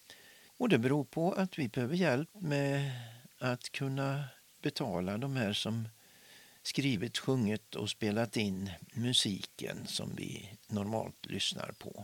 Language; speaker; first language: Swedish; native; Swedish